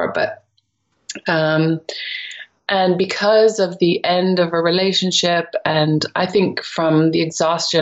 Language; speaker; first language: English; native; English